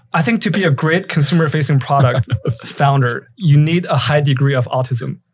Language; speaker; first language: English; native; English